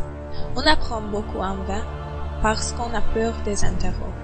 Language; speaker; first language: French; non-native, learner; Hungarian